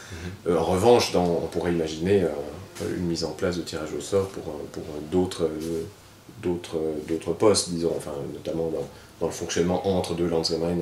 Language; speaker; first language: French; native; French